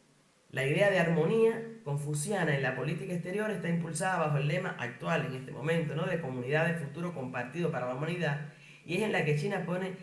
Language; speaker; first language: Spanish; native; Spanish